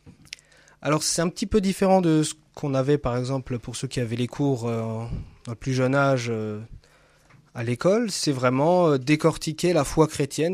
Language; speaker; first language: French; native; French